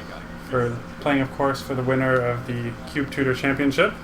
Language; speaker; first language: English; native; English